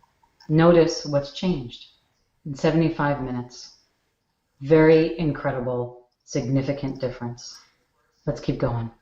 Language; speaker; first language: English; native; English